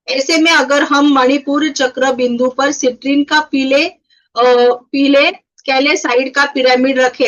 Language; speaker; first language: Hindi; non-native, local second language; Marathi